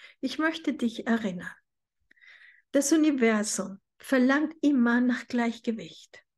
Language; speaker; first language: German; non-native, fluent; Spanish